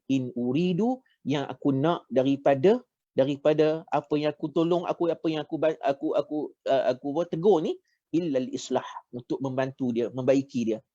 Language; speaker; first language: Malay; native; Malay